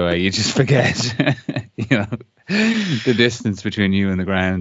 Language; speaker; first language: English; native; English